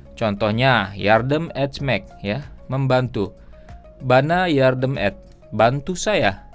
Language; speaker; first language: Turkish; non-native, fluent; Indonesian